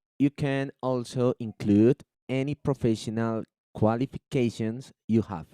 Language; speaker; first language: English; non-native, learner; Spanish